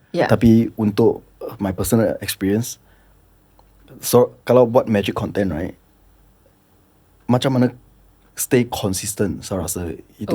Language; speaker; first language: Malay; non-native, local second language; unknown